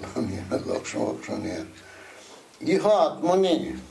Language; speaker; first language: Russian; non-native, learner; Bangla